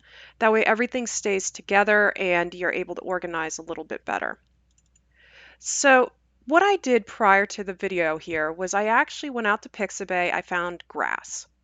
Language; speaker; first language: English; native; English